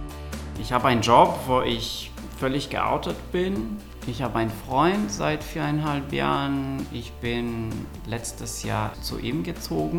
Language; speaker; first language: German; non-native, local second language; Romanian